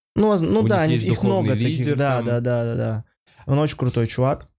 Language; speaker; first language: Russian; native; Russian